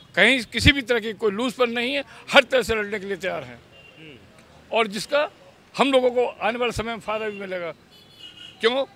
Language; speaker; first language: Hindi; native; Hindi